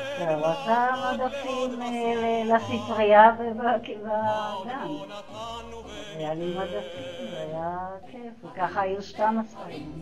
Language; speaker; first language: Hebrew; non-native, fluent; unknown